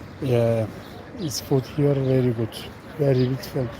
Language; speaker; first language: English; non-native, learner; Turkish